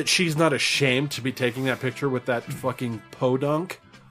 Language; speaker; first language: English; native; English